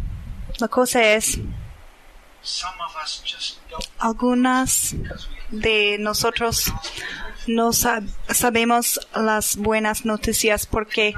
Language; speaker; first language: Spanish; non-native, learner; English